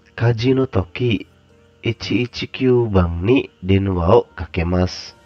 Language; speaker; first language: Japanese; non-native, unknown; Indonesian